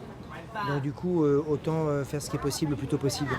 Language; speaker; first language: French; native; French